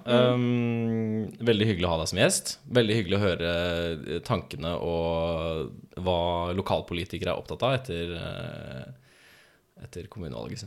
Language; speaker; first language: Norwegian; native; Norwegian